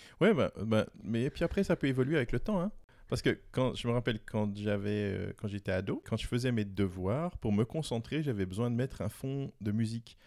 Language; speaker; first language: French; native; French